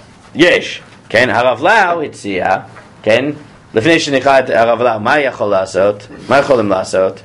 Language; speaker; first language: Hebrew; non-native, fluent; English